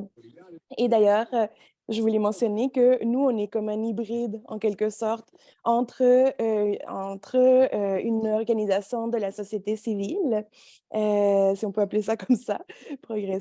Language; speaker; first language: French; native; French